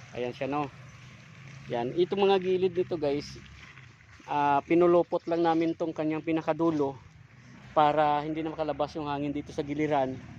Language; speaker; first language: Filipino; native; Filipino